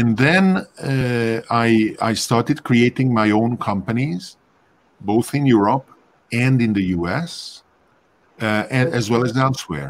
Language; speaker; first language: English; non-native, fluent; Hungarian